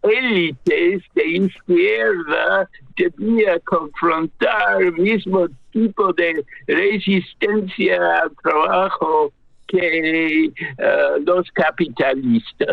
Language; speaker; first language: Spanish; non-native, fluent; English